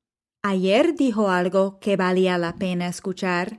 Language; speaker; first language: Spanish; non-native, fluent; English